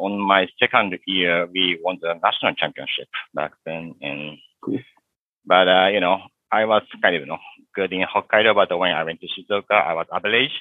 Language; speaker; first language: English; non-native, fluent; Japanese